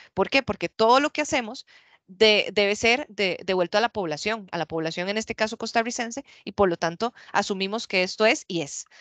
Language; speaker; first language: Spanish; native; Spanish